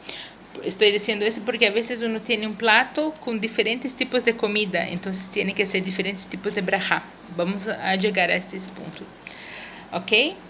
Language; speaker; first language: Spanish; non-native, fluent; Portuguese